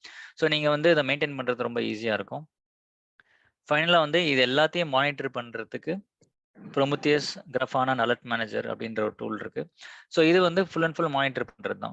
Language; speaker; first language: Tamil; native; Tamil